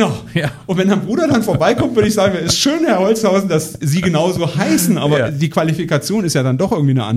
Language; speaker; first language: German; native; German